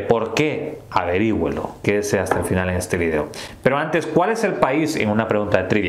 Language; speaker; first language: Spanish; native; Spanish